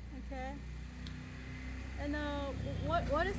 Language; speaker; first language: English; non-native, learner; Korean